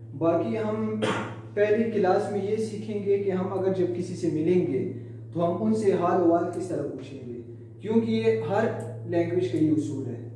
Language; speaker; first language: Urdu; non-native, local second language; Pashto